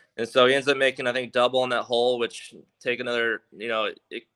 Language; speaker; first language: English; native; English